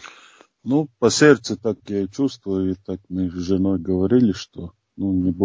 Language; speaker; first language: Russian; non-native, fluent; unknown